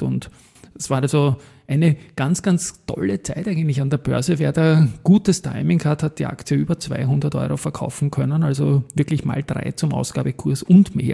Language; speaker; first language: German; native; German